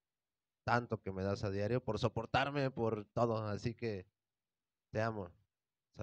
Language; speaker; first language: Spanish; native; Spanish